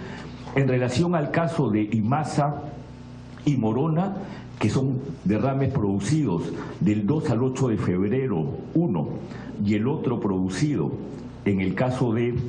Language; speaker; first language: Spanish; native; Spanish